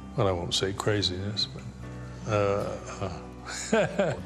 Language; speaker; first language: English; native; English